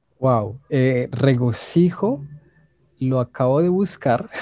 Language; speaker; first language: Spanish; native; Spanish